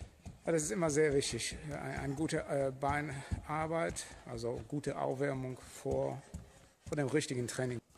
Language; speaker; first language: German; non-native, fluent; Polish